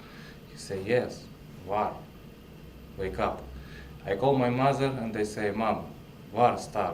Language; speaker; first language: English; non-native, learner; Russian